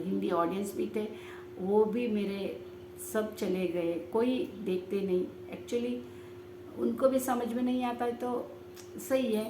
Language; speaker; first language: Hindi; non-native, local second language; Kannada